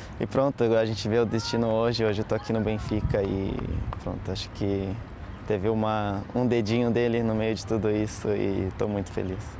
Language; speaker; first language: Portuguese; native; Portuguese